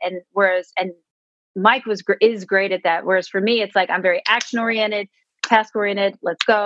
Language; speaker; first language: English; native; English